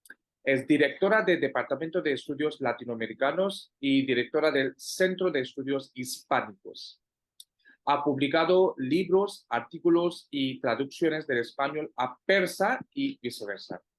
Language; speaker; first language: Spanish; non-native, fluent; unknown